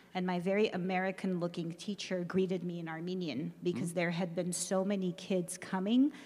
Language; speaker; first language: English; early bilingual, other home language; Armenian